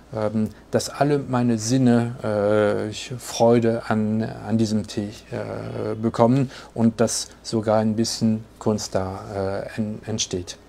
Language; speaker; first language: German; non-native, fluent; French